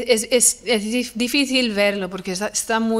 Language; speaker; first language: Spanish; non-native, fluent; English